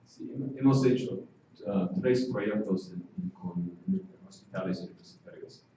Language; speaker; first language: Spanish; non-native, fluent; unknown